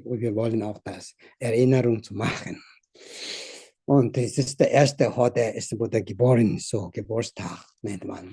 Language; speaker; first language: German; non-native, learner; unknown